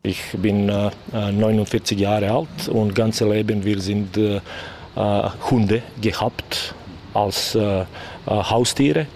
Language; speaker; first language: German; non-native, learner; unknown